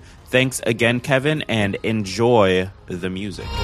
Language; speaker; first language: English; native; English